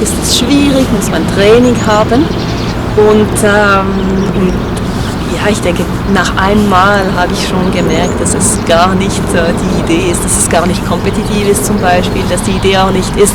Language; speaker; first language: German; non-native, fluent; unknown